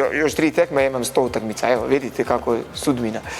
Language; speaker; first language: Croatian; non-native, learner; Arabic